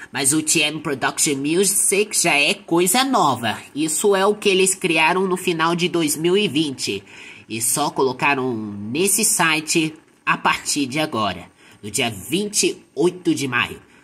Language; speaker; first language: Portuguese; native; Portuguese